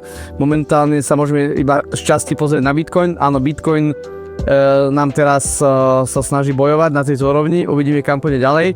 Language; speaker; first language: Slovak; native; Slovak